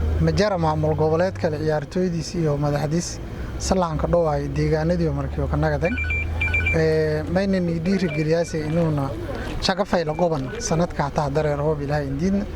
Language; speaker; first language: Somali; non-native, local second language; Maay